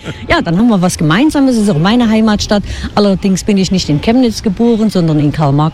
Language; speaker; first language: German; native; German